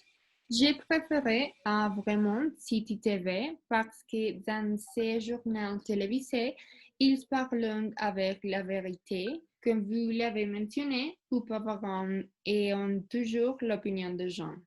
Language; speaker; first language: French; non-native, learner; Spanish